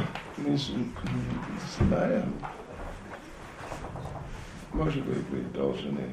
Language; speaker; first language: Russian; non-native, learner; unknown